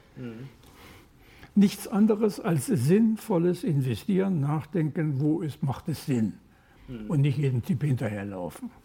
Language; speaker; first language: German; native; German